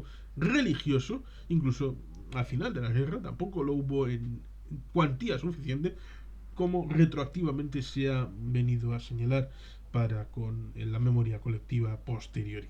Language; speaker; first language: Spanish; native; Spanish